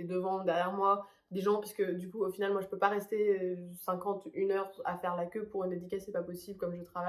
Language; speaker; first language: French; native; French